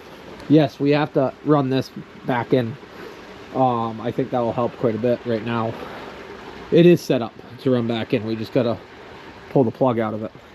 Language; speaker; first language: English; native; English